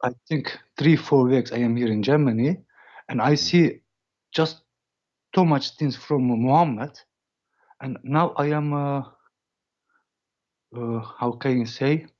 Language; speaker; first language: English; non-native, learner; Dutch